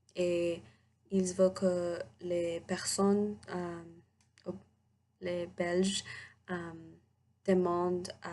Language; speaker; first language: French; non-native, learner; English